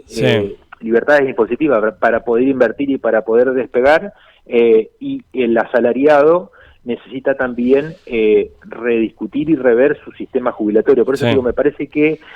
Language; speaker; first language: Spanish; native; Spanish